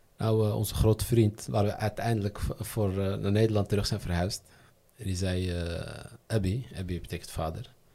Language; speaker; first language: Dutch; early bilingual, other home language; Riffian